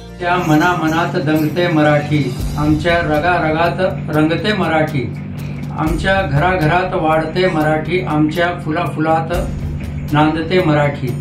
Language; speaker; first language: Marathi; non-native, local second language; Urdu